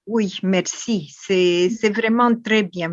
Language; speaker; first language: French; non-native, fluent; Romanian